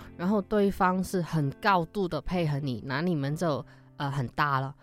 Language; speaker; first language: Chinese; non-native, local second language; Cantonese